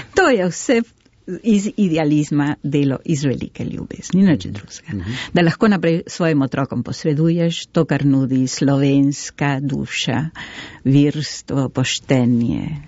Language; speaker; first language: Slovenian; early bilingual, heritage; Slovenian